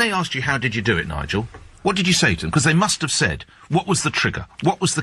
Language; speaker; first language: English; native; English